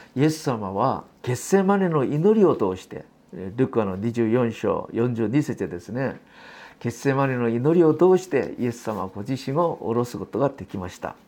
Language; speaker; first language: Japanese; non-native, fluent; Korean